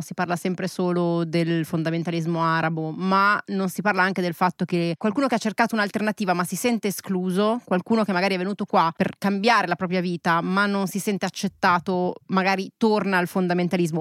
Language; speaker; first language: Italian; native; Italian